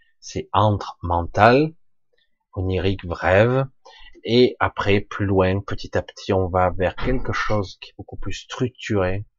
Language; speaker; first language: French; native; French